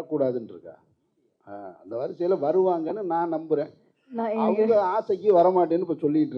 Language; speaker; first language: Tamil; native; Tamil